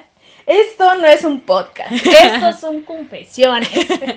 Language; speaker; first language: Spanish; native; Spanish